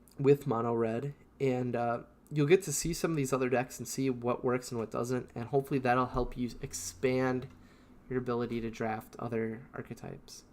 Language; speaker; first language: English; native; English